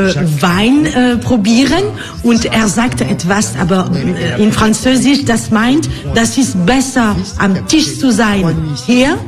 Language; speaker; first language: German; non-native, fluent; French